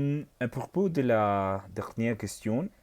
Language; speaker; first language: French; non-native, learner; Spanish